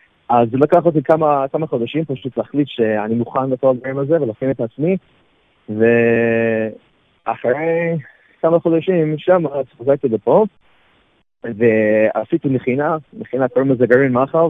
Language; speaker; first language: Hebrew; non-native, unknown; English